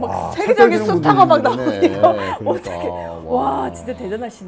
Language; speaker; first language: Korean; native; Korean